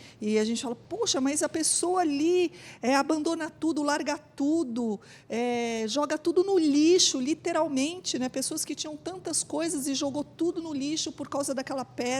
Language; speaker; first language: Portuguese; native; Portuguese